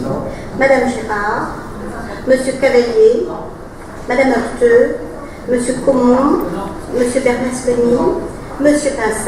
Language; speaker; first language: French; native; French